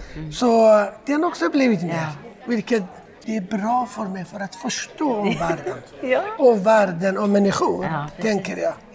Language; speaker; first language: Swedish; non-native, fluent; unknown